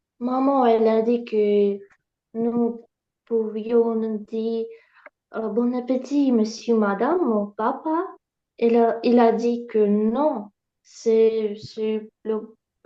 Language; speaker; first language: French; non-native, learner; Ukrainian